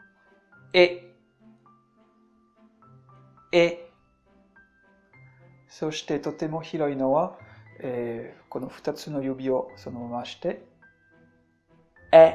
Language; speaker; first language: Japanese; non-native, fluent; French